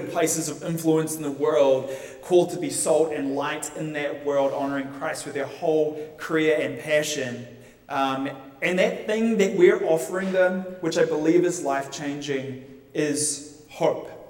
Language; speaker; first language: English; native; English